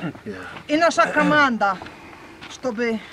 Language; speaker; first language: Russian; non-native, learner; Slovak